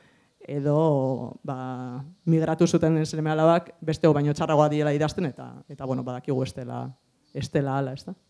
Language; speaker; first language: Basque; native; Basque